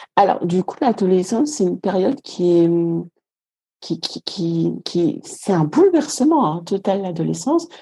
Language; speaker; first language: French; native; French